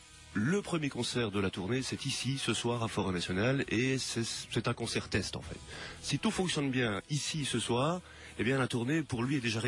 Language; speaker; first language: French; native; French